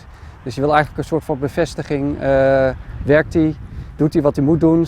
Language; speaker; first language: Dutch; native; Dutch